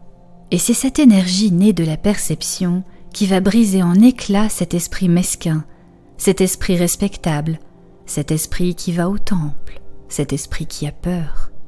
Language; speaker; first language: French; native; French